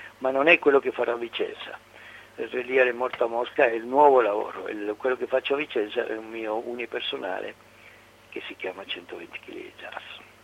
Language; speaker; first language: Italian; non-native, fluent; Spanish